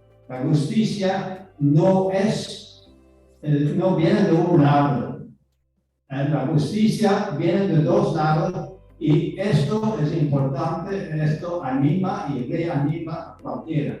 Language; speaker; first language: Spanish; non-native, fluent; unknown